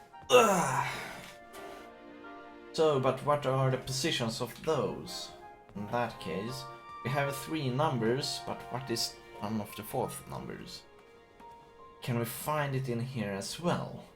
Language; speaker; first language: English; non-native, fluent; Chinese